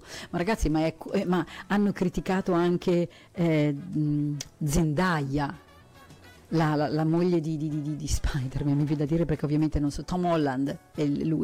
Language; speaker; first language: Italian; native; Italian